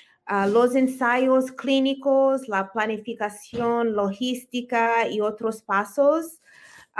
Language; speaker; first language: Spanish; early bilingual, heritage; Spanish